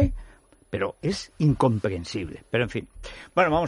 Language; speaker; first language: Spanish; native; Spanish